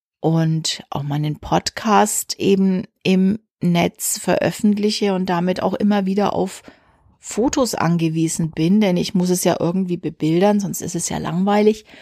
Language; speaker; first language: German; native; German